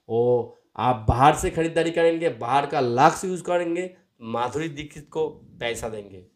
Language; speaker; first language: Hindi; non-native, local second language; Bangla